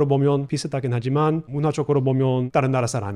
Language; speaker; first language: Korean; non-native, fluent; English